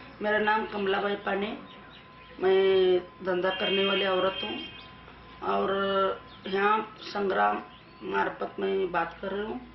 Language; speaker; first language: Hindi; non-native, local second language; Marathi